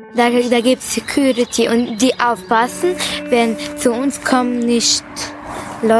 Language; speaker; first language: German; early bilingual, other home language; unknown